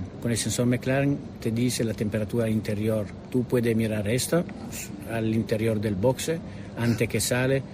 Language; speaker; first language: Spanish; non-native, learner; Italian